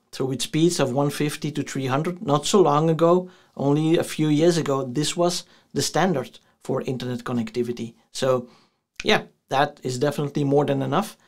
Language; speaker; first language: English; non-native, fluent; Dutch